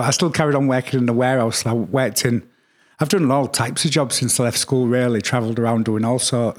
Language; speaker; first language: English; native; English